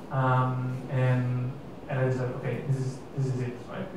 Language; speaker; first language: English; non-native, fluent; Catalan